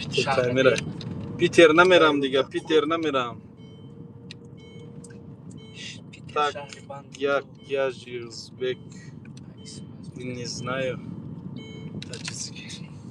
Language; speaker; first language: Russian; non-native, learner; Tajik